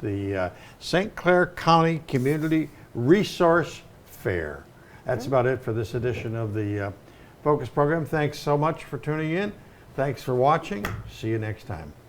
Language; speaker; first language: English; native; English